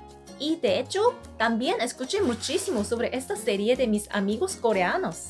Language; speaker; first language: Spanish; non-native, fluent; Korean